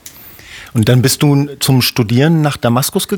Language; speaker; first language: German; native; German